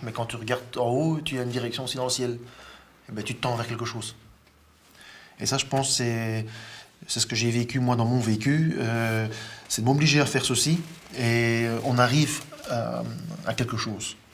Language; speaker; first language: French; native; French